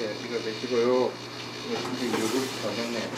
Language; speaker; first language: Korean; non-native, learner; Turkish